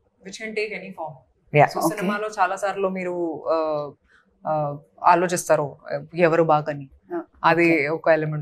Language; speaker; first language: Telugu; non-native, fluent; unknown